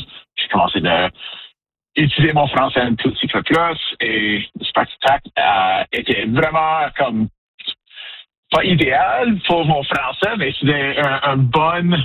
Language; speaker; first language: French; non-native, local second language; English